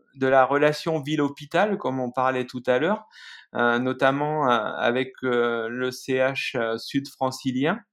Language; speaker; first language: French; native; French